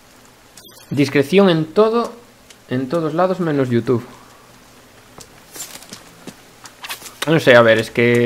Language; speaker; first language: Spanish; native; Spanish